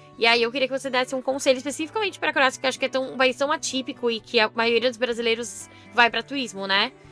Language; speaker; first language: Portuguese; native; Portuguese